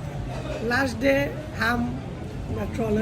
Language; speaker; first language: Hindi; non-native, learner; Bangla